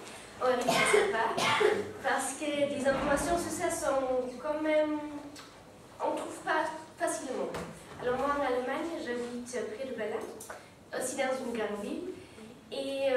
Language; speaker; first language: French; non-native, learner; German